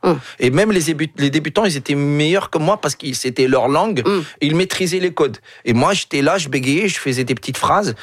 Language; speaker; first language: French; non-native, local second language; Arabic